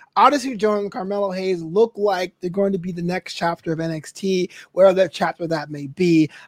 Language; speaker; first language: English; native; English